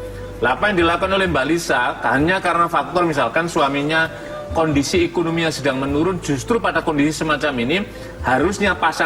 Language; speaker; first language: Indonesian; native; Indonesian